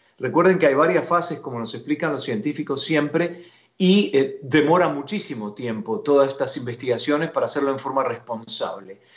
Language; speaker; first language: Spanish; native; Spanish